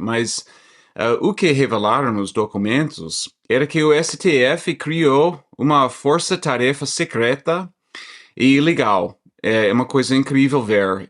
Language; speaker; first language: Portuguese; non-native, fluent; English